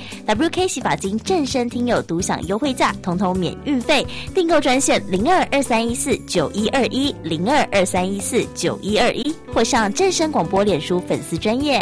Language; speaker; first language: Chinese; native; Chinese